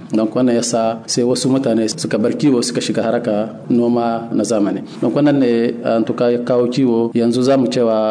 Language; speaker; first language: Hausa; non-native, local second language; Tamasheq